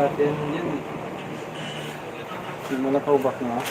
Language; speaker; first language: Filipino; native; Filipino